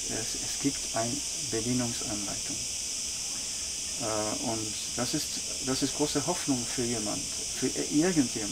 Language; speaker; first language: German; non-native, fluent; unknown